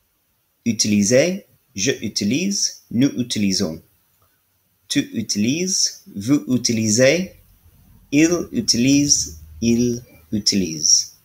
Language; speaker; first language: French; non-native, learner; English